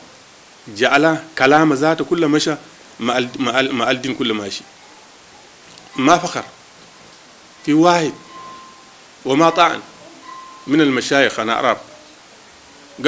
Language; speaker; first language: Arabic; non-native, local second language; Hausa